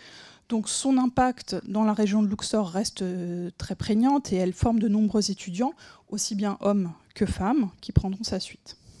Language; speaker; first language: French; native; French